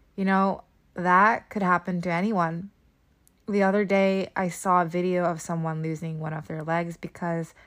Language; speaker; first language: English; native; English